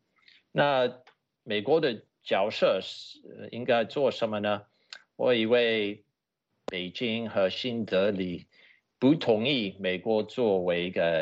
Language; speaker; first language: Chinese; non-native, fluent; English